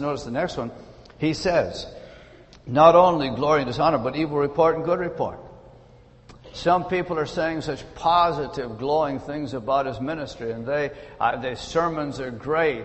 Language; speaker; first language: English; native; English